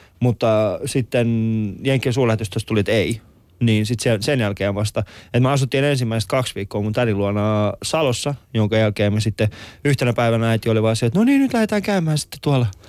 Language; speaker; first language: Finnish; early bilingual, other home language; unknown